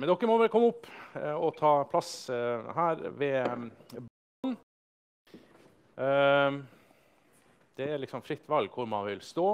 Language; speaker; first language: Norwegian; native; Norwegian